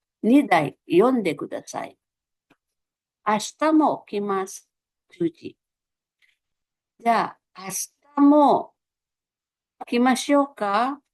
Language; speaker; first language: Japanese; non-native, fluent; Filipino